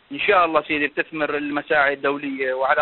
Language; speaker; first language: Arabic; native; Arabic